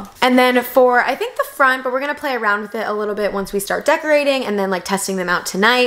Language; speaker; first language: English; native; English